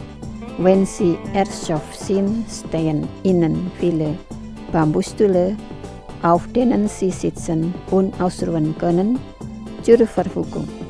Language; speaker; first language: German; non-native, fluent; Indonesian